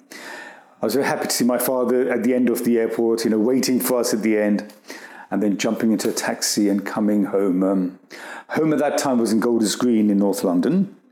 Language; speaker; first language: English; early bilingual, other home language; Gujarati